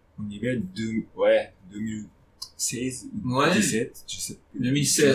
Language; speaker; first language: French; non-native, fluent; Japanese